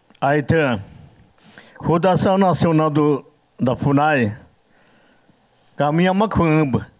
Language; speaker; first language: Portuguese; non-native, learner; Yanomámi